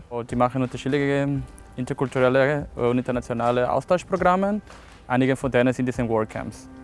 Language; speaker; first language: German; non-native, fluent; Spanish